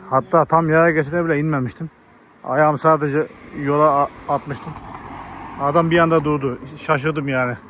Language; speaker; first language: Turkish; native; Turkish